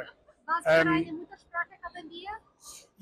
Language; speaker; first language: German; non-native, fluent; Romanian